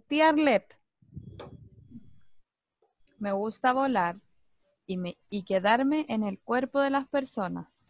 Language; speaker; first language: Spanish; native; Spanish